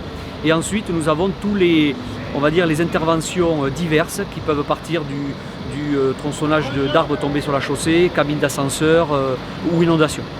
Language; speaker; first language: French; native; French